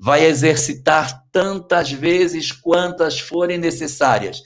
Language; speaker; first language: Portuguese; native; Portuguese